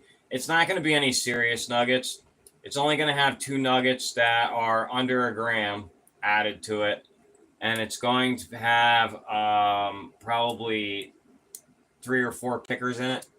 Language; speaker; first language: English; native; English